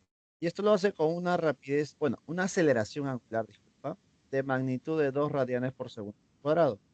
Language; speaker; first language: Spanish; native; Spanish